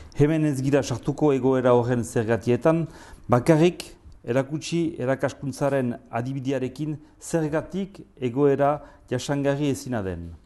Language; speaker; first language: Basque; native; Basque